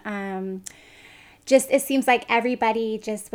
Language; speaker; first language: English; native; English